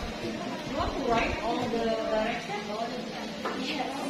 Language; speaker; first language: English; non-native, fluent; Indonesian